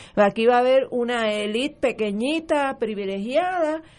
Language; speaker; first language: Spanish; early bilingual, other home language; English